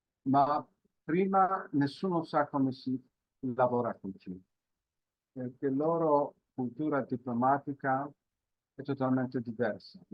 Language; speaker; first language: Italian; non-native, fluent; Polish